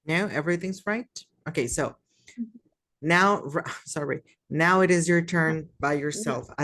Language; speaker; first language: English; non-native, fluent; Spanish